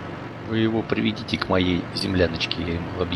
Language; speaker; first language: Russian; native; Russian